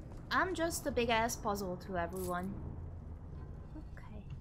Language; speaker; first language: English; non-native, fluent; Hungarian